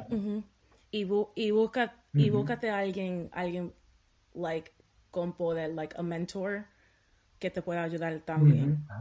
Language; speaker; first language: Spanish; early bilingual, heritage; Spanish